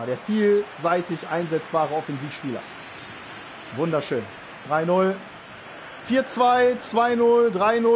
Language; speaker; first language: German; native; German